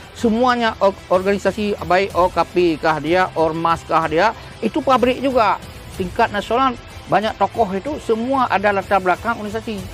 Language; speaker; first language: Malay; non-native, local second language; Achinese